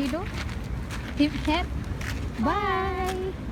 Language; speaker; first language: Swedish; non-native, fluent; Filipino